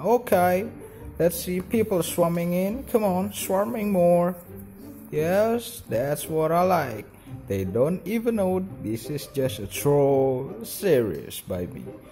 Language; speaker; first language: English; non-native, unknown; Indonesian